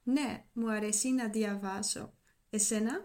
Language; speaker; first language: Greek; non-native, learner; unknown